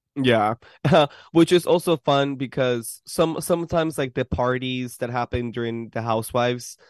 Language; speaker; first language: English; early bilingual, other home language; Spanish